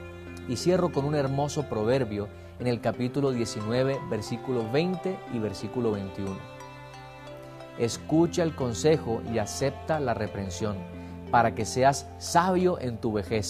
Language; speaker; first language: Spanish; native; Spanish